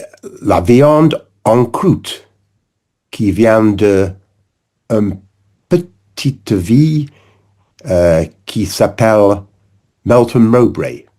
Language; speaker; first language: French; non-native, learner; English